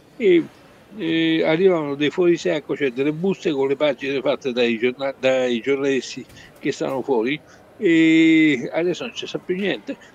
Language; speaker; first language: Italian; native; Italian